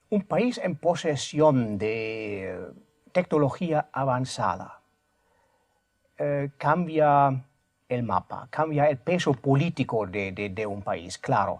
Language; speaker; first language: Spanish; non-native, fluent; German